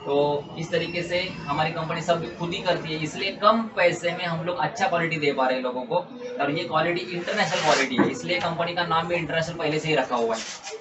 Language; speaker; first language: Hindi; non-native, local second language; Marathi